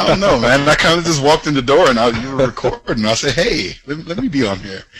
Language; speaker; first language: English; native; English